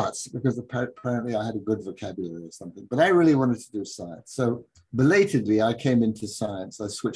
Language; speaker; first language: English; native; English